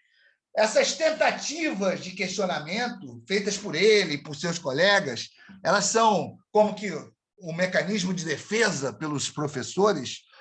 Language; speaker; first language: Portuguese; native; Portuguese